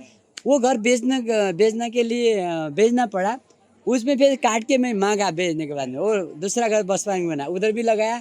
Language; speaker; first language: Hindi; non-native, learner; Nepali